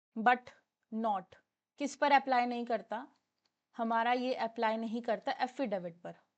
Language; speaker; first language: Hindi; non-native, local second language; Punjabi